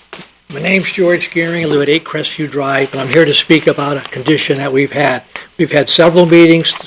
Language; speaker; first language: English; native; English